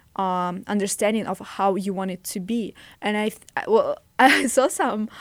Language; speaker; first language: English; non-native, fluent; Russian